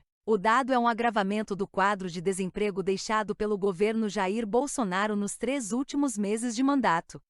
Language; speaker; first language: Portuguese; native; Portuguese